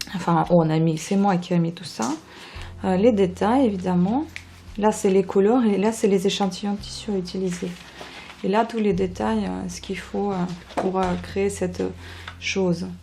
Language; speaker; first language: French; non-native, fluent; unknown